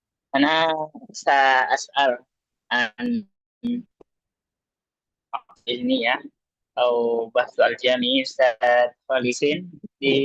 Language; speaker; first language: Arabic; non-native, learner; Indonesian